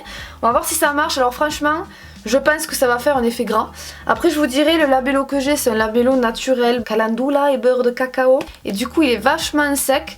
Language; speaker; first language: French; native; French